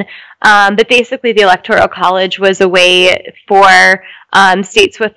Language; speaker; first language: English; native; English